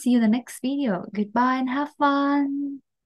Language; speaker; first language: English; non-native, fluent; Vietnamese